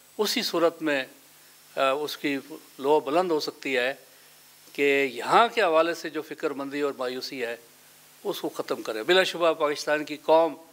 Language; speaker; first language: Urdu; non-native, local second language; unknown